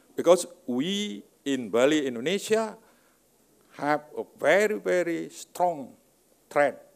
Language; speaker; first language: English; non-native, fluent; Indonesian